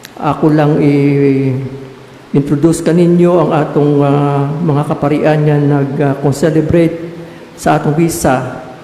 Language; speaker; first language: Cebuano; native; Cebuano